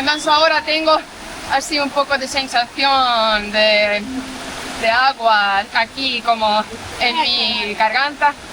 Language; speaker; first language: Spanish; non-native, fluent; Estonian